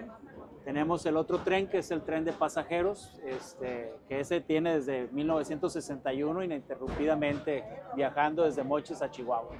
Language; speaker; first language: Spanish; native; Spanish